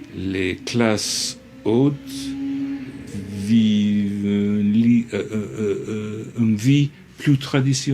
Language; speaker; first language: French; non-native, fluent; English